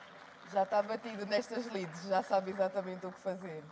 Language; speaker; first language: Portuguese; native; Portuguese